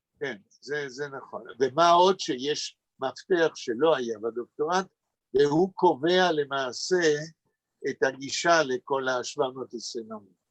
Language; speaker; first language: Hebrew; native; Hebrew